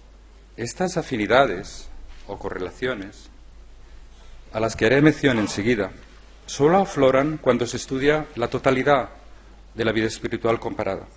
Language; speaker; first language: Spanish; native; Spanish